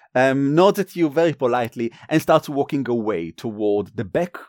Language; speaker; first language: English; non-native, fluent; Hebrew